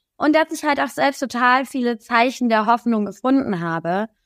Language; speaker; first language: German; native; German